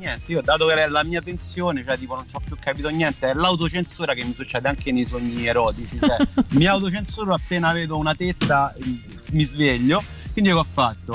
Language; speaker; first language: Italian; native; Italian